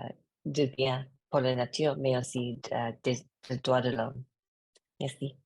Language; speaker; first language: French; non-native, learner; English